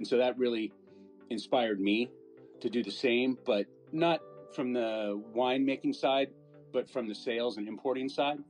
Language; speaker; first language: English; native; English